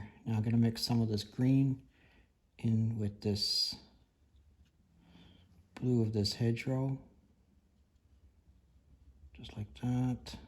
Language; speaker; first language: English; native; English